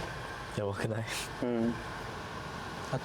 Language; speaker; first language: Japanese; native; Japanese